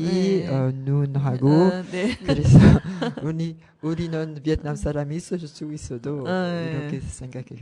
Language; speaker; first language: Korean; non-native, learner; French